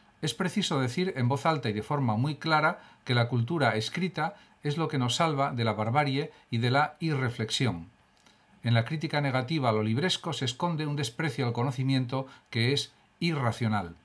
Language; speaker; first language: Spanish; native; Spanish